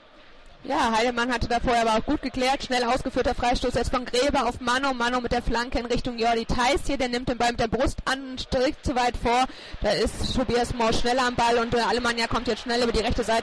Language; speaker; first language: German; native; German